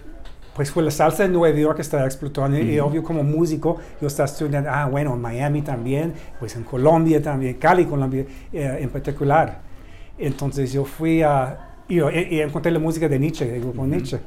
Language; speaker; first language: Spanish; non-native, learner; English